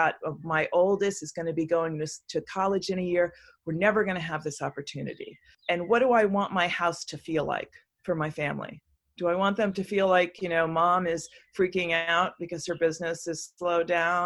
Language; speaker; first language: English; native; English